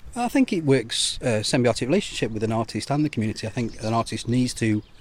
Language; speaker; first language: English; native; English